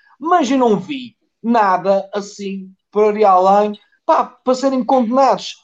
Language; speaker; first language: Portuguese; native; Portuguese